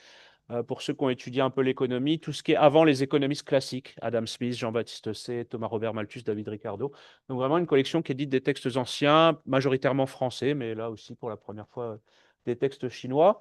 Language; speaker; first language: French; native; French